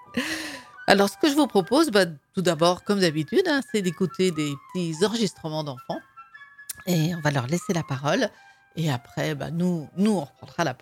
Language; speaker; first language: French; native; French